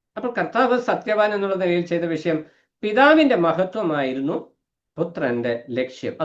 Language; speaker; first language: Malayalam; native; Malayalam